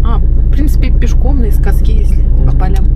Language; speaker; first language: Russian; native; Russian